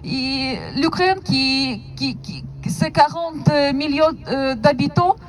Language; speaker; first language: French; non-native, fluent; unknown